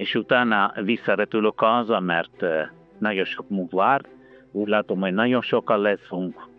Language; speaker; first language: Hungarian; non-native, learner; Italian